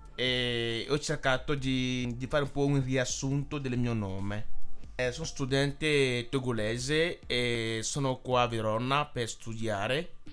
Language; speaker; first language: Italian; non-native, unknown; Ewe